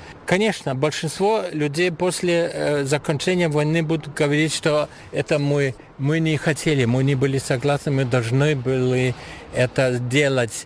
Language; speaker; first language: Russian; non-native, fluent; German